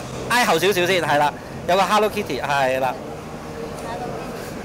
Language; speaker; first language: Chinese; non-native, local second language; Cantonese